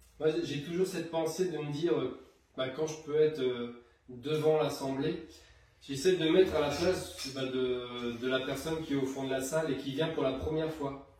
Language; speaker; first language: French; native; French